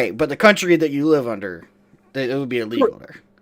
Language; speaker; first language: English; native; English